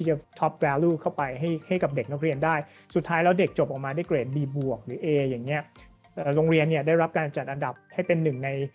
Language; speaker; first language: Thai; native; Thai